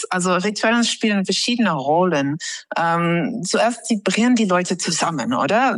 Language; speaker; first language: German; non-native, fluent; English